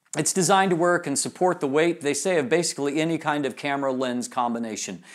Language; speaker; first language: English; native; English